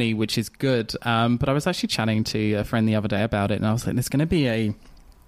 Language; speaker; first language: English; native; English